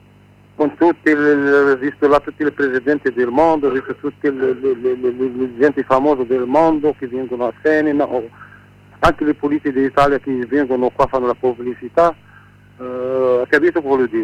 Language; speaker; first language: Italian; non-native, learner; Arabic